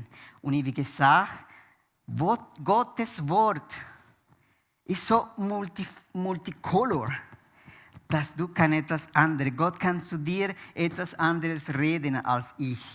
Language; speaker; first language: German; non-native, fluent; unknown